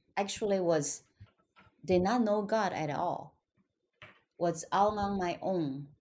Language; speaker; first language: English; non-native, fluent; Chinese